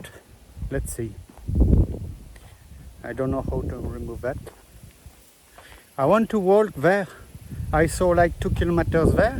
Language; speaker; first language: English; non-native, learner; French